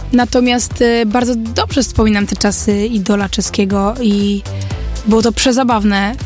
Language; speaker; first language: Polish; early bilingual, heritage; Polish